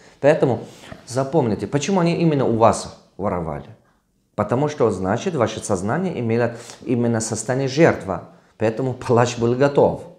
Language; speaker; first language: Russian; non-native, local second language; Tajik